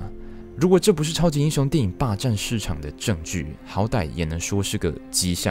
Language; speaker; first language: Chinese; native; Chinese